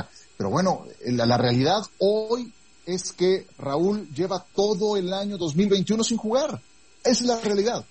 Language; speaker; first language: Spanish; native; Spanish